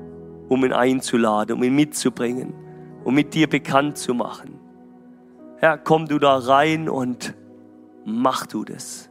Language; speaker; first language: German; native; German